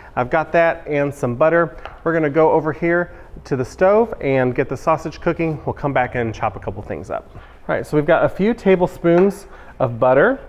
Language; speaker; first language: English; native; English